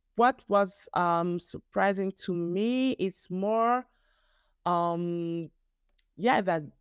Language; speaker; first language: English; non-native, fluent; French